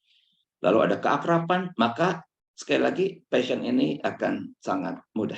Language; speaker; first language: Indonesian; native; Indonesian